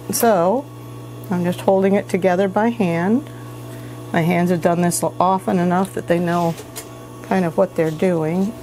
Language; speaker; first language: English; native; English